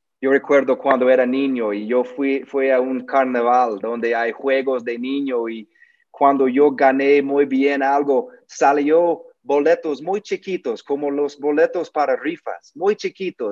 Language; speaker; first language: Spanish; non-native, learner; English